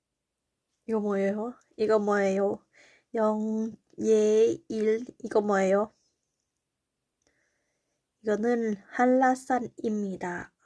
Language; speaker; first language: Korean; non-native, learner; Thai